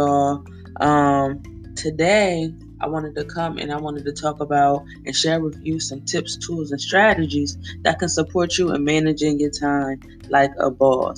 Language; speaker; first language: English; native; English